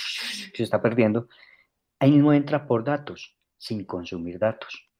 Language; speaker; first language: Spanish; native; Spanish